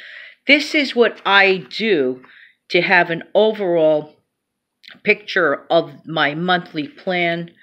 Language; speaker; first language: English; native; English